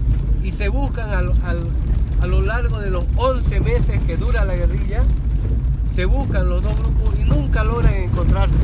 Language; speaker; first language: Spanish; native; Spanish